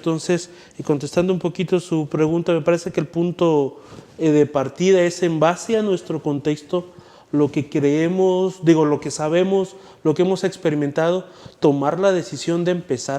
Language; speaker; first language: Spanish; native; Spanish